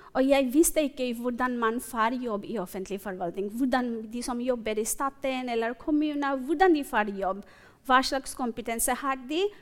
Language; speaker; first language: Norwegian; non-native, fluent; Bangla